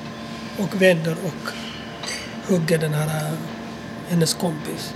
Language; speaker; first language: Swedish; non-native, fluent; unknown